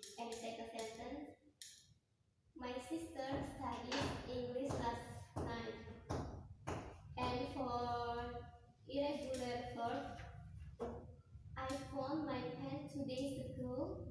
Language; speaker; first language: English; non-native, learner; Indonesian